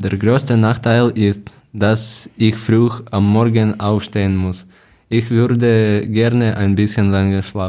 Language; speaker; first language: German; non-native, learner; Ukrainian